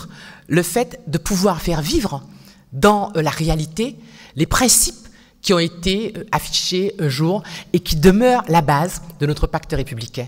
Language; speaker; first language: French; native; French